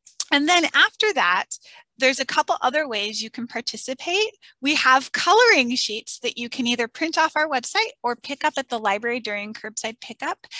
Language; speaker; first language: English; native; English